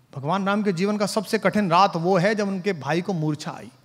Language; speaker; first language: Hindi; native; Hindi